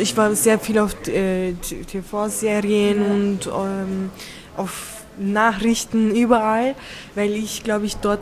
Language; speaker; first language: German; early bilingual, other home language; Turkish